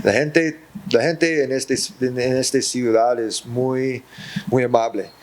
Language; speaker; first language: Spanish; early bilingual, heritage; English